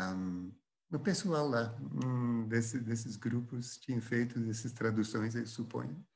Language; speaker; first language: Portuguese; non-native, fluent; Dutch